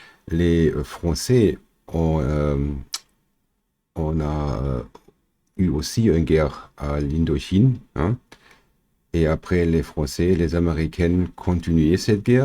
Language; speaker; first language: French; non-native, learner; German